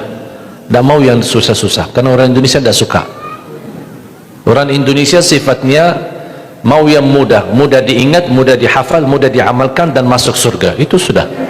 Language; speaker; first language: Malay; non-native, fluent; Arabic